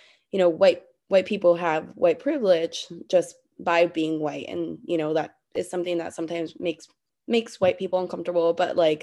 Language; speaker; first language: English; non-native, fluent; Spanish